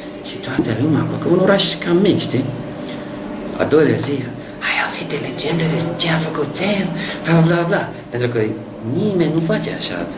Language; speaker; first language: Romanian; non-native, learner; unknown